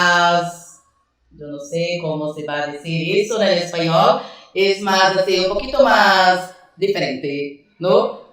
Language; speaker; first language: Spanish; non-native, learner; Portuguese